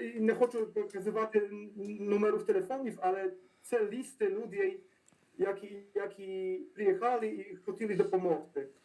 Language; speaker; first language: Polish; non-native, learner; Ukrainian